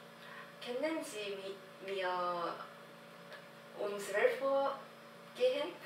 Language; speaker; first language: German; non-native, learner; Korean